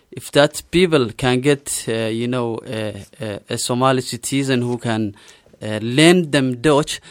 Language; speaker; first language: German; non-native, learner; Somali